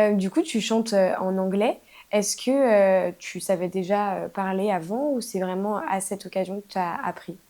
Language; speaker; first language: French; native; French